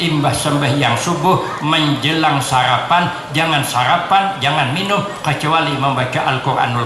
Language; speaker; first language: Indonesian; non-native, local second language; Banjar